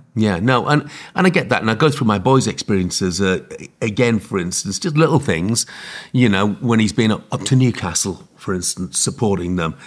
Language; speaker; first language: English; native; English